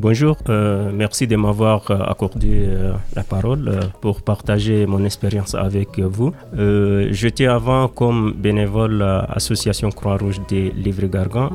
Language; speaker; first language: French; non-native, learner; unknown